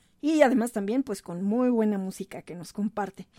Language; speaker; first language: Spanish; native; Spanish